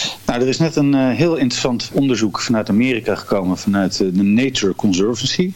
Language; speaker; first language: Dutch; native; Dutch